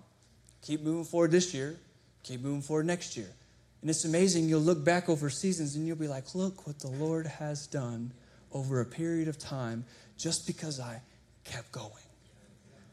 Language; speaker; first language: English; native; English